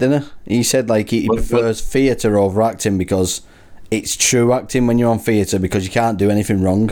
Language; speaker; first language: English; native; English